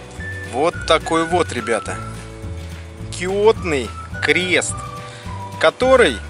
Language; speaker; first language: Russian; native; Russian